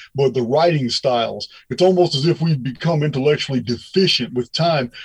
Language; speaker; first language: English; native; English